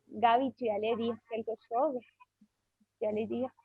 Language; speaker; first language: French; non-native, fluent; Spanish